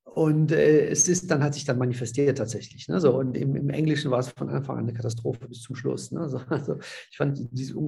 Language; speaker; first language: German; early bilingual, other home language; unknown